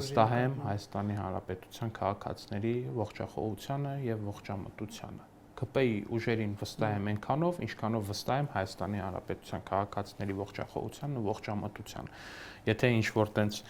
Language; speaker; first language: Armenian; native; Armenian